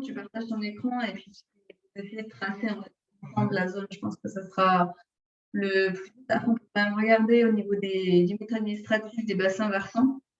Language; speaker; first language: French; native; French